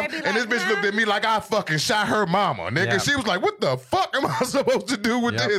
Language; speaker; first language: English; native; English